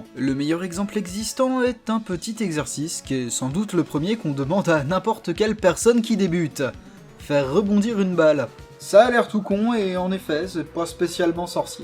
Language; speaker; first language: French; native; French